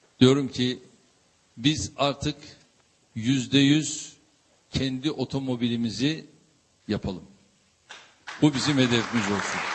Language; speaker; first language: Turkish; native; Turkish